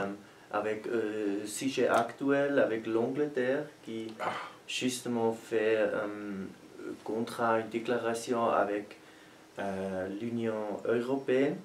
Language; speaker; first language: French; non-native, learner; German